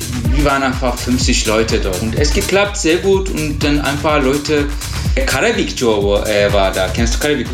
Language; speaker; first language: German; non-native, learner; Turkish